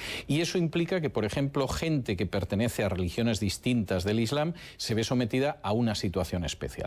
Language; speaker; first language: Spanish; native; Spanish